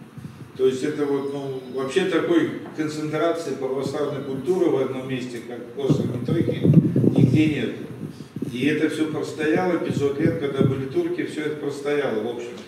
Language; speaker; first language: Russian; native; Russian